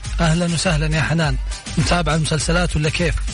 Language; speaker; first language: Arabic; native; Arabic